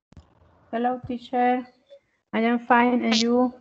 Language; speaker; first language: English; non-native, learner; Spanish